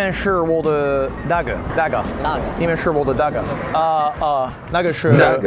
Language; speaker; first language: Chinese; non-native, learner; English